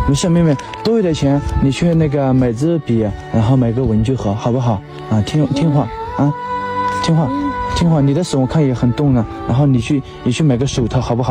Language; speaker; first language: Chinese; native; Chinese